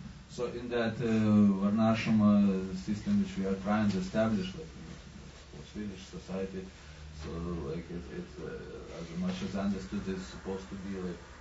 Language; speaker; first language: English; non-native, fluent; Lithuanian